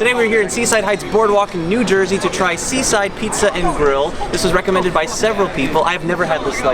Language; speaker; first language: English; native; English